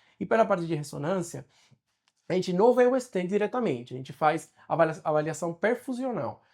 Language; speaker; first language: Portuguese; non-native, fluent; Spanish